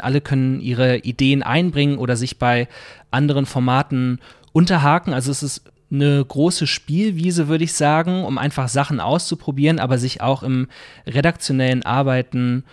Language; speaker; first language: German; native; German